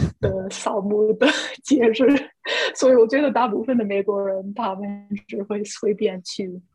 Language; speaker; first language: Chinese; non-native, fluent; English